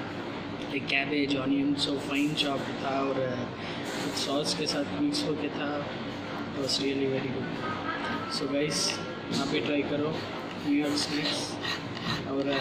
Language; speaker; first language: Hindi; non-native, local second language; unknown